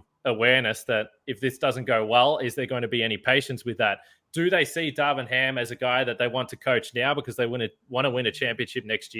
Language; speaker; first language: English; native; English